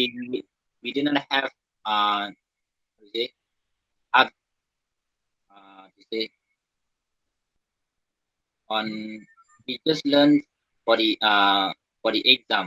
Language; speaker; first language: English; non-native, learner; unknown